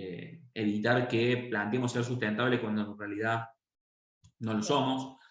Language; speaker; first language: Spanish; native; Spanish